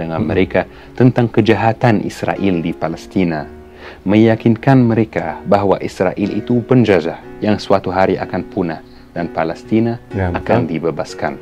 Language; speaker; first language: Indonesian; non-native, fluent; Arabic